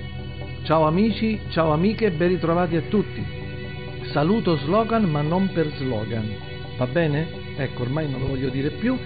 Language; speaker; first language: Italian; native; Italian